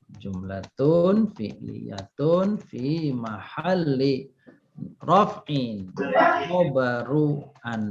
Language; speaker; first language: Arabic; non-native, fluent; Indonesian